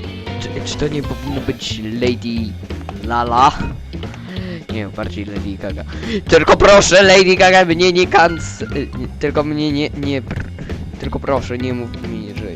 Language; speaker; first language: Polish; early bilingual, heritage; Polish